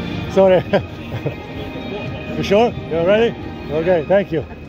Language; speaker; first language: English; non-native, learner; Romanian